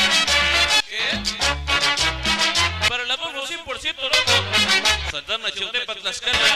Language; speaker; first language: Spanish; native; Spanish